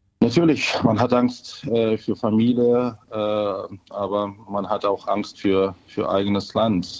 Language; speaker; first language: German; non-native, fluent; Ukrainian